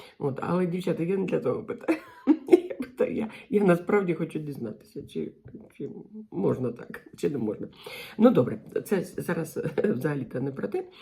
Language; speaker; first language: Ukrainian; non-native, local second language; Russian